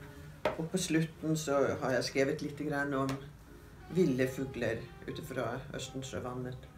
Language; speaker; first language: Norwegian; native; Norwegian